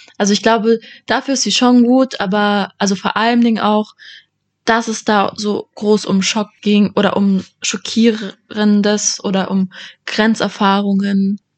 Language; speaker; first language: German; native; German